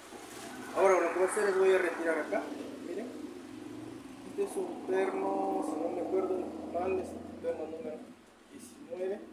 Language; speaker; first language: Spanish; native; Spanish